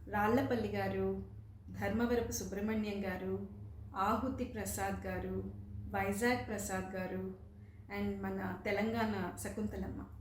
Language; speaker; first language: English; non-native, local second language; Telugu